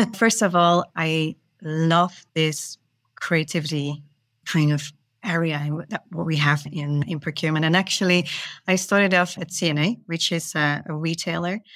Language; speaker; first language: English; non-native, fluent; Dutch